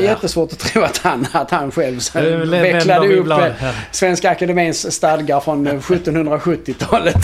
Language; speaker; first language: Swedish; native; Swedish